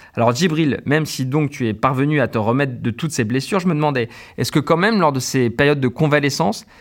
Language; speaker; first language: French; native; French